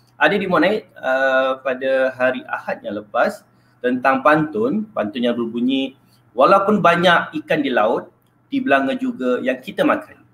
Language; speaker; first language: Malay; native; Malay